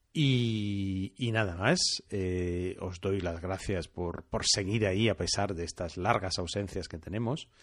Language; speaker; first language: Spanish; non-native, fluent; French